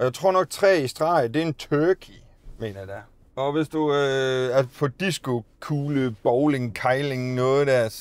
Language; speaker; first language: Danish; native; Danish